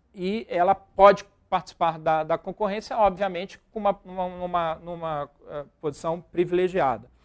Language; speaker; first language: Portuguese; native; Portuguese